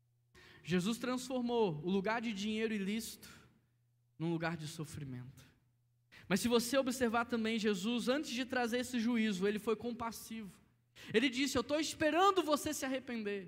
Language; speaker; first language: Portuguese; native; Portuguese